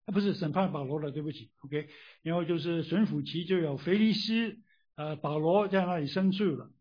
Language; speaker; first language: Chinese; native; Chinese